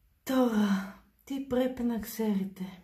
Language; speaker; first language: Greek; non-native, learner; Bulgarian